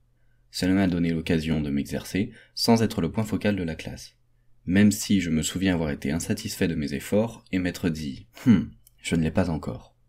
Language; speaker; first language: French; non-native, fluent; English